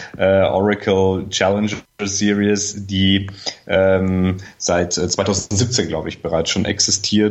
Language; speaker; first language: German; native; German